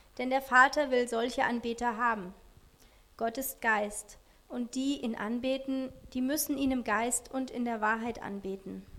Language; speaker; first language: German; native; German